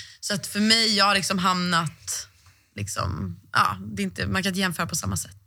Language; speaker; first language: Swedish; native; Swedish